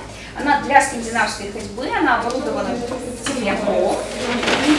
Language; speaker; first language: Russian; native; Russian